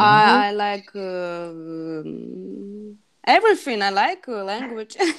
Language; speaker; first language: English; non-native, learner; Russian